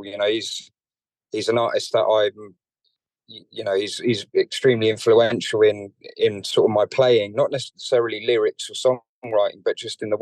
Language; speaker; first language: English; native; English